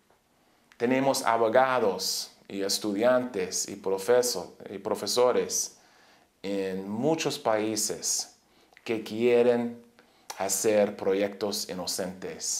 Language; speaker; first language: Spanish; non-native, learner; English